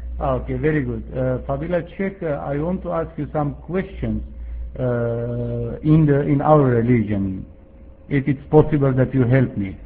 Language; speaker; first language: English; non-native, fluent; Arabic